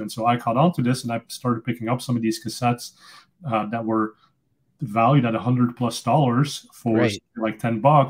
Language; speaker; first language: English; non-native, fluent; Dutch